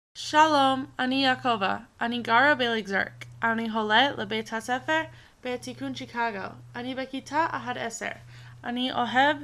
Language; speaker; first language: Hebrew; non-native, learner; English